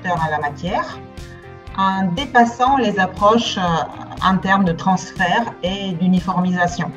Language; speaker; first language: French; non-native, fluent; Bulgarian